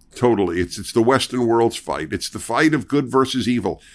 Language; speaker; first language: English; native; English